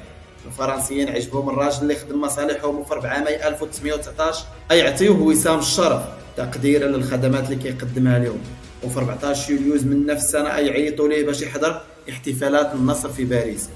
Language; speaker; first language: Arabic; native; Arabic